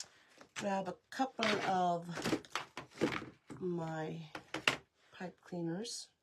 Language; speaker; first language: English; native; English